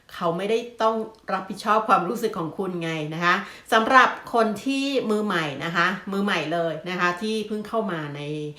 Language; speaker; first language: Thai; native; Thai